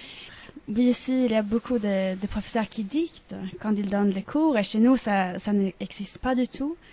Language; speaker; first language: French; non-native, fluent; Swedish